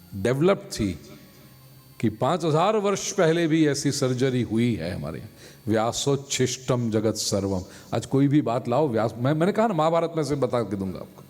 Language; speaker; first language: Hindi; non-native, local second language; Gujarati